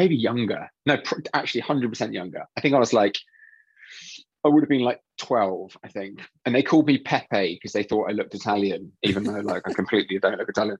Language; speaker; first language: English; native; English